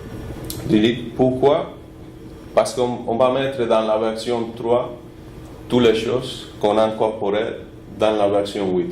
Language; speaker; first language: French; non-native, fluent; Spanish